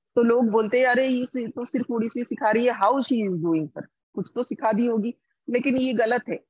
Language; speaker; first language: Hindi; non-native, local second language; Odia